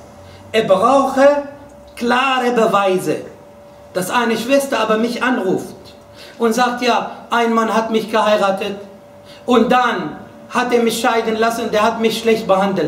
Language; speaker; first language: German; non-native, fluent; Arabic